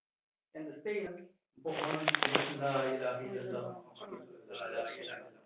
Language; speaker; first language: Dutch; non-native, fluent; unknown